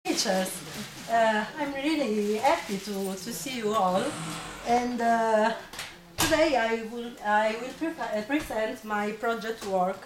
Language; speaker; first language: English; non-native, fluent; Italian